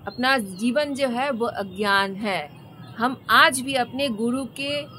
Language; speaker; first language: Hindi; non-native, local second language; Bangla